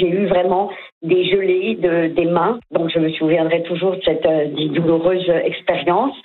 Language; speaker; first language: French; non-native, local second language; Arabic